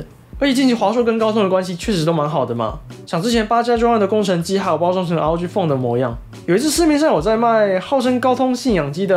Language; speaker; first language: Chinese; native; Chinese